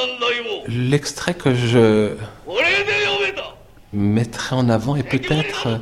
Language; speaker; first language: French; native; French